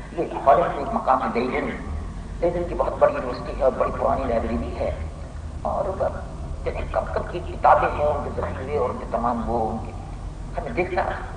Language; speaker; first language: Urdu; native; Urdu